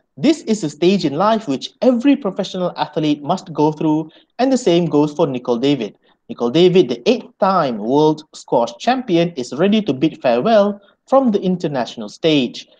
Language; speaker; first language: English; non-native, local second language; Malay